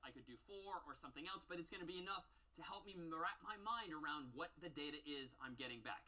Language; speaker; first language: English; native; English